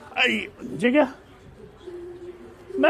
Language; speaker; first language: Chinese; non-native, learner; English